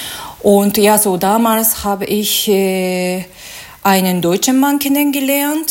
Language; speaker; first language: German; non-native, learner; Japanese